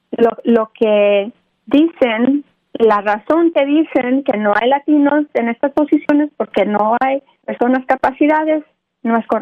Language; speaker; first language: Spanish; early bilingual, other home language; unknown